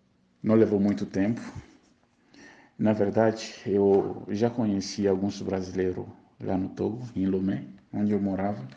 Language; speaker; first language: Portuguese; non-native, fluent; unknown